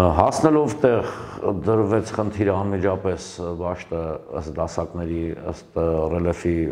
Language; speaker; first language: Armenian; native; Armenian